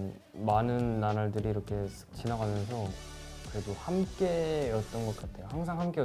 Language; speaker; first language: Korean; native; Korean